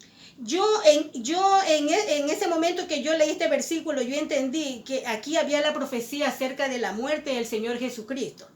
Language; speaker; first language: Spanish; native; Spanish